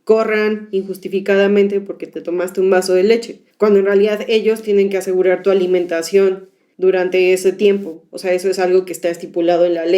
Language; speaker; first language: Spanish; native; Spanish